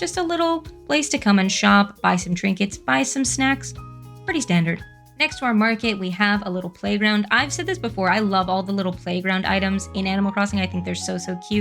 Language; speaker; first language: English; native; English